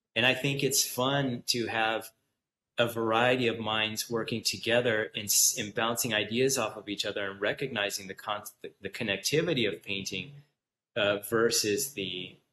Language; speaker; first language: English; native; English